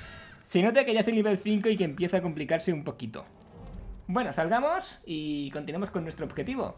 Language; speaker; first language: Spanish; native; Spanish